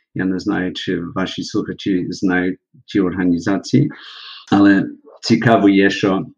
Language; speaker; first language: Ukrainian; early bilingual, heritage; English